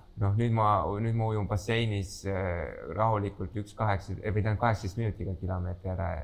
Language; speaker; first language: Estonian; native; Estonian